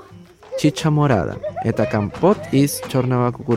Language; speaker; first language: Russian; non-native, learner; Spanish